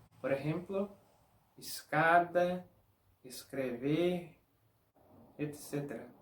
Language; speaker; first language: Spanish; non-native, fluent; Portuguese